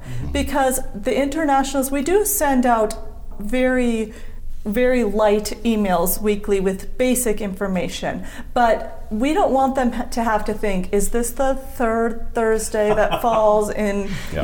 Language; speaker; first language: English; native; English